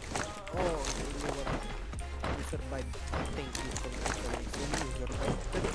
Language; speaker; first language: English; non-native, learner; Filipino